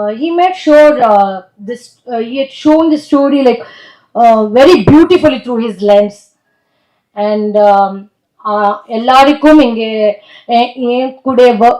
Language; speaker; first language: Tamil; non-native, learner; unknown